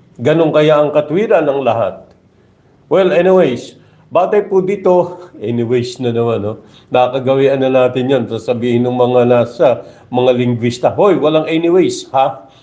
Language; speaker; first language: Filipino; native; Filipino